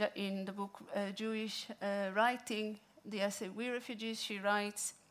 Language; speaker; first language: English; non-native, fluent; Italian